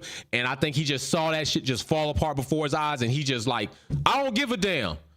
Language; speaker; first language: English; native; English